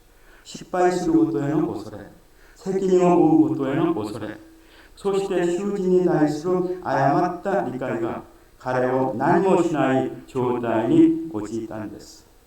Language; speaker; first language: Japanese; non-native, fluent; Korean